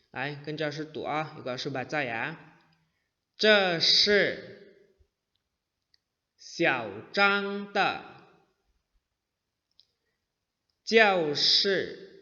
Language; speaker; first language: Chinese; non-native, fluent; Indonesian